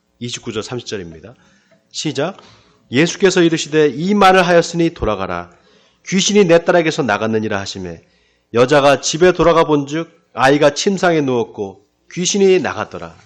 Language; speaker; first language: Korean; native; Korean